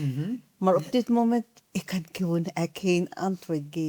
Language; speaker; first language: Dutch; non-native, learner; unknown